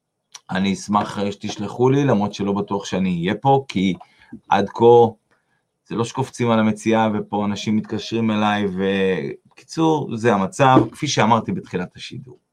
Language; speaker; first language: Hebrew; native; Hebrew